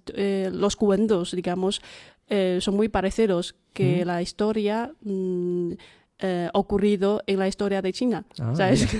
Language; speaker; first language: Spanish; non-native, fluent; Chinese